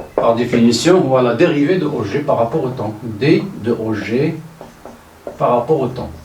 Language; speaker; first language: French; non-native, local second language; Arabic